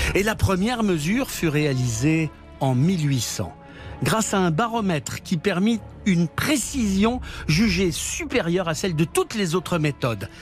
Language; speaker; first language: French; native; French